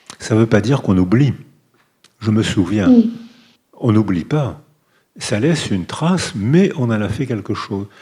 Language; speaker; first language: French; native; French